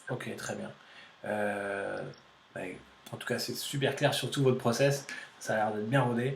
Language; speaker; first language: French; native; French